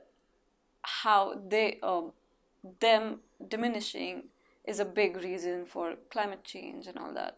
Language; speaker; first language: English; non-native, local second language; Marathi